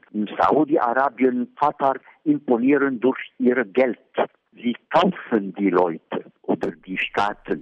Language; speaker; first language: German; non-native, fluent; Arabic